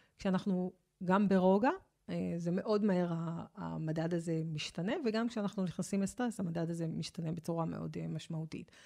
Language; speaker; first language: Hebrew; native; Hebrew